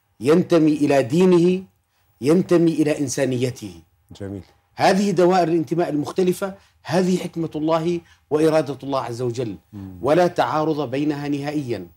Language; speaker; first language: Arabic; native; Arabic